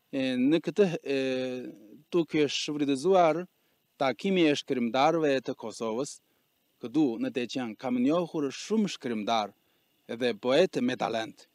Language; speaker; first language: Albanian; non-native, fluent; Chinese